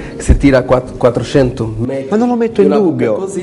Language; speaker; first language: Italian; non-native, learner; Portuguese